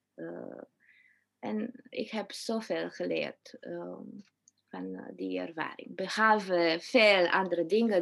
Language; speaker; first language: Dutch; non-native, fluent; Romanian